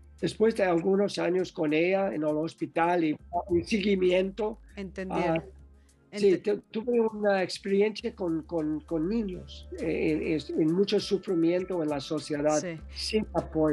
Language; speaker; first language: Spanish; non-native, learner; English